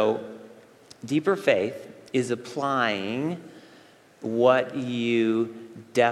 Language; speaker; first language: English; native; English